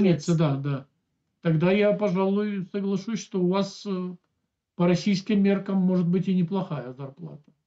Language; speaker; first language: Russian; native; Russian